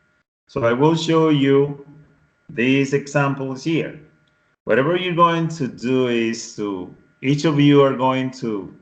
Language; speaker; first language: English; non-native, fluent; Spanish